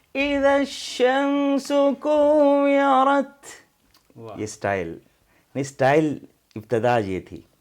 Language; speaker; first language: Urdu; non-native, local second language; Saraiki